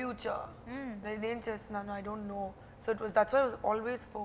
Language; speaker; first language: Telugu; non-native, fluent; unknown